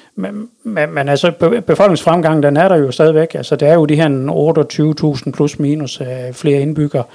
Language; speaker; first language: Danish; native; Danish